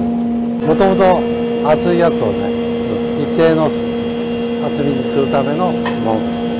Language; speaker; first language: Japanese; native; Japanese